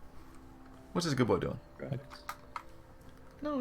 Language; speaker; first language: English; native; English